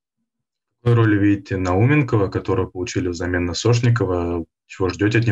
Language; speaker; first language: Russian; native; Russian